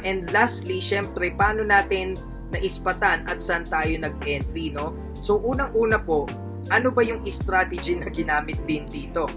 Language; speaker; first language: Filipino; native; Filipino